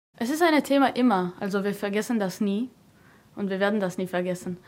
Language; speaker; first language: German; non-native, learner; Hebrew